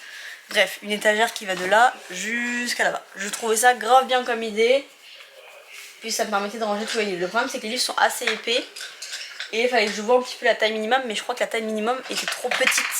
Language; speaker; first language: French; native; French